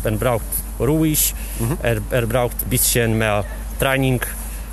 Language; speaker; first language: German; non-native, learner; Polish